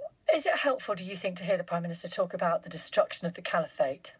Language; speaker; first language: English; native; English